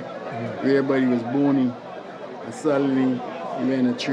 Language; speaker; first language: English; native; English